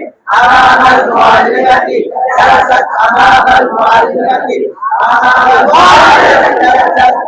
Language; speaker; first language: Arabic; non-native, learner; Bangla